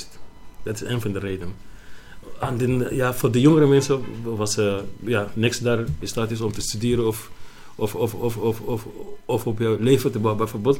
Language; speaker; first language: Dutch; non-native, learner; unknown